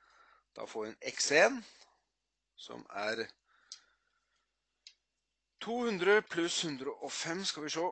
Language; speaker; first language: Norwegian; native; Norwegian